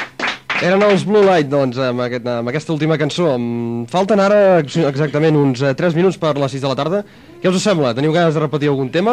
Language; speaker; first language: Catalan; native; Catalan